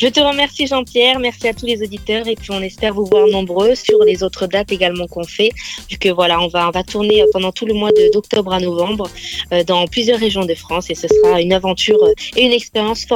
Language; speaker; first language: French; native; French